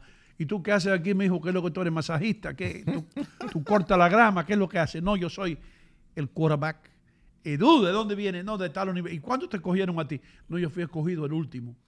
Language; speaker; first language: Spanish; native; Spanish